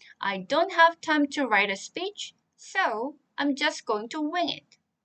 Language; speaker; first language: English; non-native, fluent; Korean